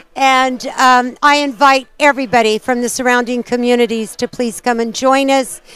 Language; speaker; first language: English; early bilingual, other home language; Portuguese